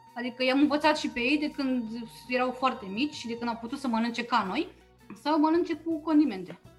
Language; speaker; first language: Romanian; native; Romanian